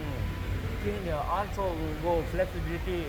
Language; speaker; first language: English; non-native, learner; Hindi